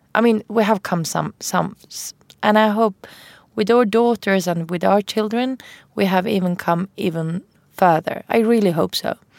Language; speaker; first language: English; non-native, fluent; Persian